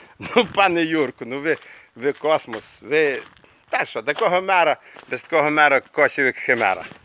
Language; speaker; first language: Ukrainian; native; Ukrainian